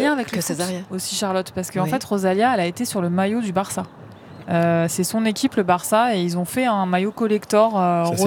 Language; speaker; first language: French; native; French